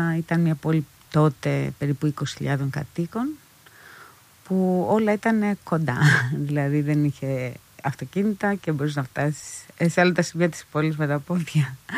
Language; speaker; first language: Greek; non-native, fluent; Albanian